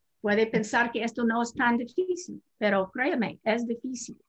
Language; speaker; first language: Spanish; non-native, fluent; English